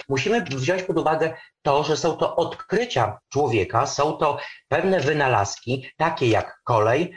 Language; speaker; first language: Polish; native; Polish